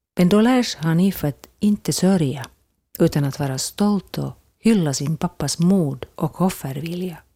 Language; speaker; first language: Swedish; native; Swedish